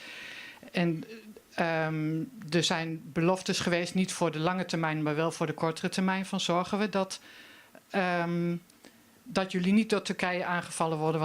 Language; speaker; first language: Dutch; native; Dutch